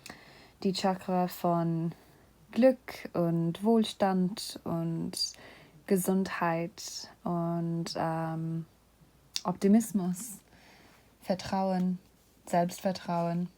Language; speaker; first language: German; non-native, fluent; English